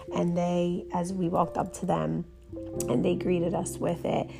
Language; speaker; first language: English; early bilingual, other home language; Romanian